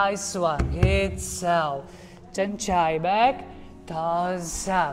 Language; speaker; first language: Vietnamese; non-native, learner; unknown